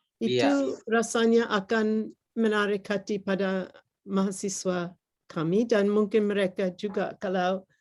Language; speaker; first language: Indonesian; non-native, fluent; English